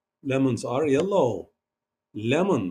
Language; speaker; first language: English; non-native, learner; Turkish